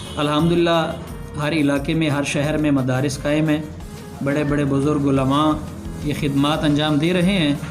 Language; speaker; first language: Urdu; non-native, local second language; Pashto